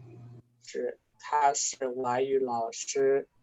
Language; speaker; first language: Chinese; non-native, fluent; Spanish